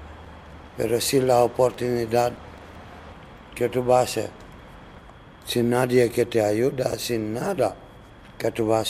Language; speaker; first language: Spanish; non-native, learner; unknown